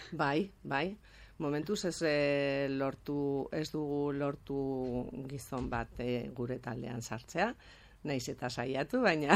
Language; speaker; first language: Basque; non-native, local second language; Spanish